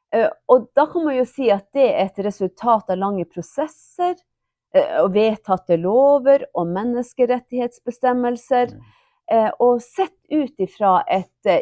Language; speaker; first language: Norwegian; non-native, local second language; Northern Sami